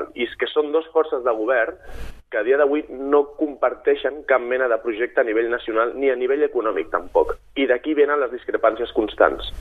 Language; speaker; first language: Catalan; native; Catalan